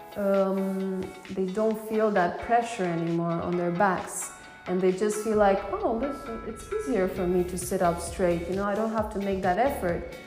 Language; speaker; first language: English; non-native, fluent; Romanian